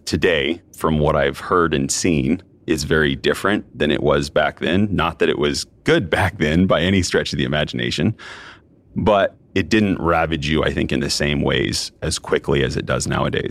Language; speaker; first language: English; native; English